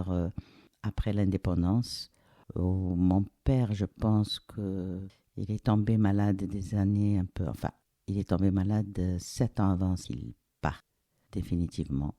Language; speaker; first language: French; non-native, local second language; Arabic